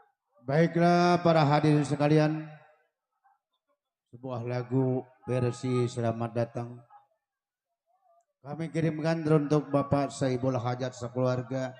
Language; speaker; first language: Malay; native; Malay